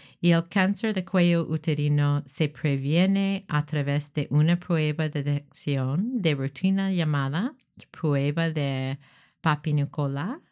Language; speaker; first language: Spanish; non-native, learner; English